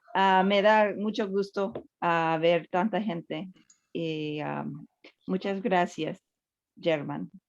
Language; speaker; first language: Spanish; early bilingual, heritage; Spanish